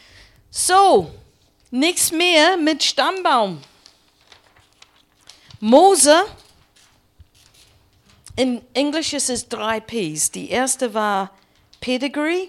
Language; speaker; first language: German; non-native, learner; English